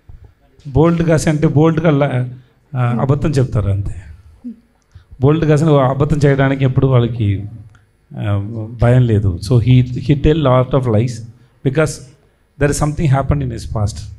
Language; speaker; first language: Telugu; non-native, learner; Tamil